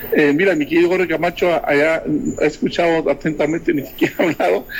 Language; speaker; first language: Spanish; native; Spanish